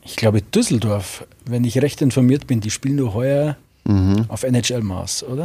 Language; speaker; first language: German; native; German